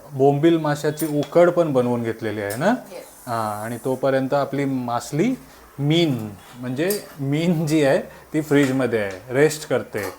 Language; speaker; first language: Marathi; native; Marathi